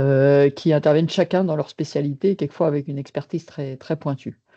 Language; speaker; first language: French; native; French